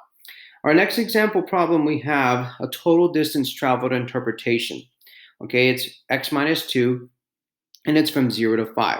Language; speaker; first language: English; native; English